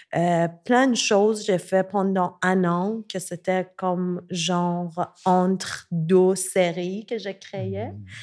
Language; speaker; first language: French; non-native, learner; Persian